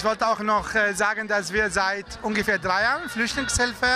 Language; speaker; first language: German; non-native, fluent; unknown